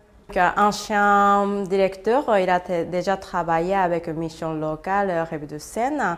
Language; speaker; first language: French; non-native, learner; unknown